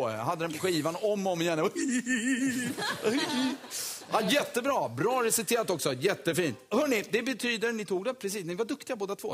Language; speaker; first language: Swedish; native; Swedish